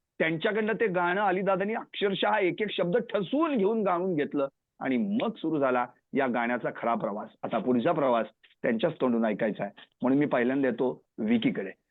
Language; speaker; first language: Marathi; native; Marathi